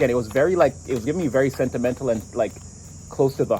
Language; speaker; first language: English; native; English